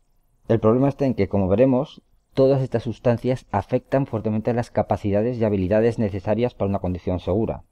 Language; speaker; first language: Spanish; native; Spanish